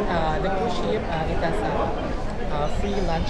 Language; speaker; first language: English; non-native, learner; Filipino